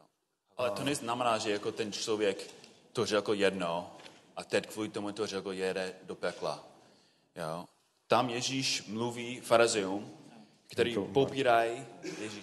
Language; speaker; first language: Czech; non-native, fluent; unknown